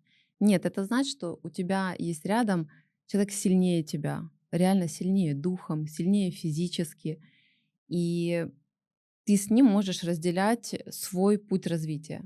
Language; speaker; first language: Russian; native; Russian